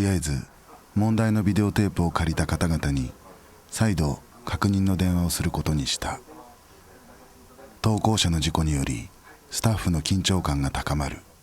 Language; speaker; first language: Japanese; native; Japanese